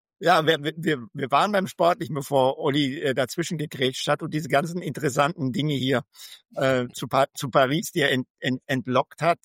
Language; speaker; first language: German; native; German